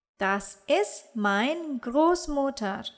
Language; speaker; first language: German; non-native, fluent; Indonesian